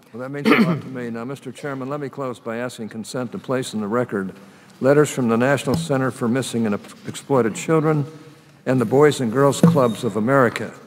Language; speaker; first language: English; native; English